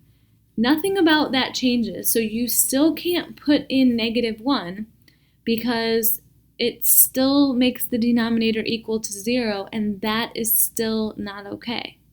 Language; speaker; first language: English; native; English